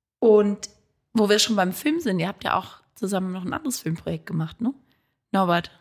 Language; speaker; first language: German; native; German